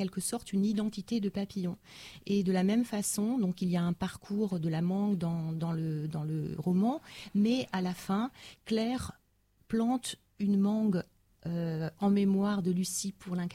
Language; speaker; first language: French; native; French